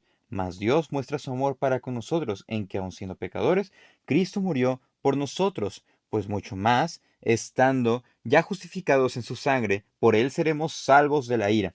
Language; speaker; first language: Spanish; native; Spanish